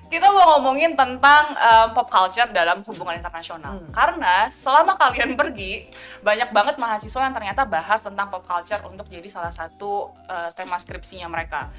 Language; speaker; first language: Indonesian; native; Indonesian